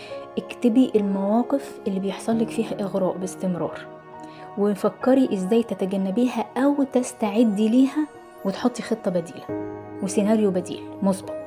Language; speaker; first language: Arabic; native; Arabic